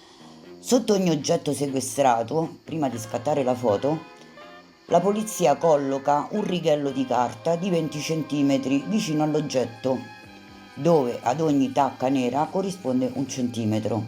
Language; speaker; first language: Italian; native; Italian